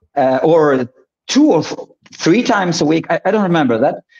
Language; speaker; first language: English; early bilingual, other home language; Polish